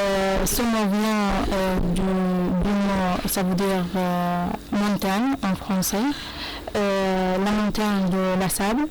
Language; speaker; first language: French; non-native, learner; Arabic